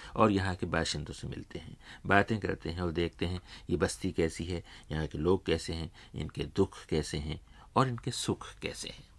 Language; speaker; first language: Urdu; native; Urdu